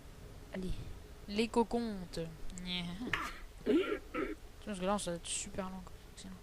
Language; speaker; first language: French; native; French